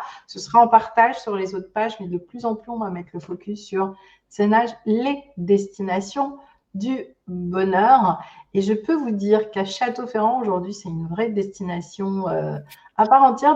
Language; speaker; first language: French; native; French